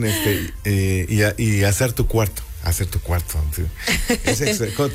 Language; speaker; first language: Spanish; native; Spanish